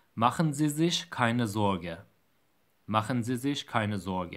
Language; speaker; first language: German; non-native, fluent; Persian